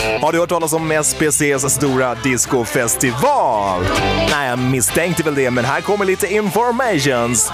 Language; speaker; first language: Swedish; native; Swedish